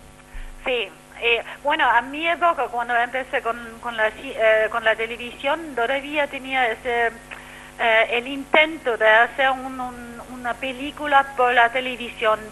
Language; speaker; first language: Spanish; non-native, fluent; German